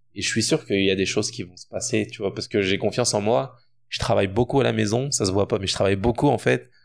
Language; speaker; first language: French; native; French